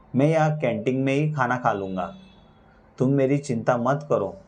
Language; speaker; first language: Hindi; non-native, local second language; Marathi